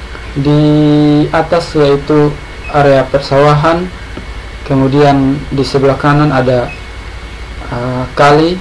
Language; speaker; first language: Indonesian; native; Indonesian